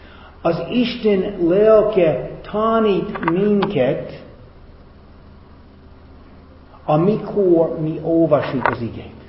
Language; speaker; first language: Hungarian; non-native, fluent; English